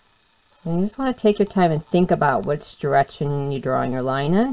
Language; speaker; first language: English; native; English